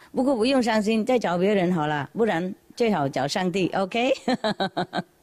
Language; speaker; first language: Chinese; non-native, fluent; Vietnamese